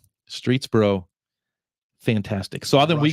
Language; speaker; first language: English; native; English